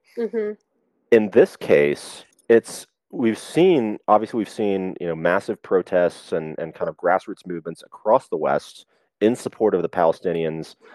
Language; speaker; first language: English; native; English